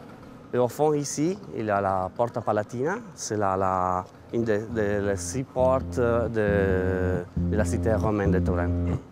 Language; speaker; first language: French; non-native, learner; Italian